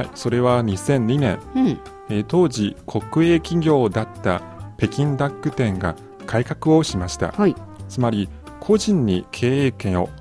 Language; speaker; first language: Japanese; non-native, fluent; Chinese